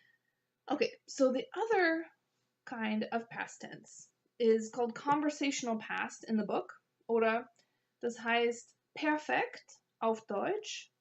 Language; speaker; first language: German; non-native, fluent; English